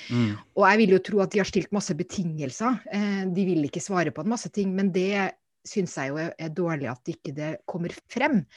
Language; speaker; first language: Norwegian; native; Norwegian